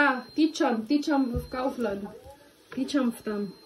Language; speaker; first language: Bulgarian; non-native, local second language; Filipino